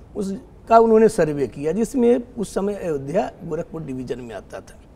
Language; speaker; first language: Hindi; native; Hindi